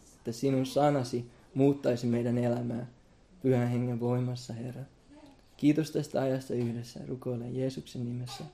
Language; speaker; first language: Finnish; non-native, local second language; Swedish